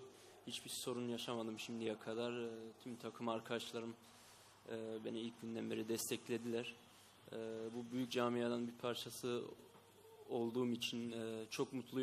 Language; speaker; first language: Turkish; early bilingual, heritage; Turkish